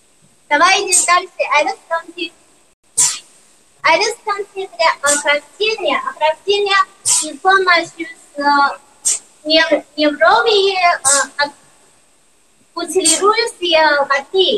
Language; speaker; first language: Russian; non-native, learner; Chinese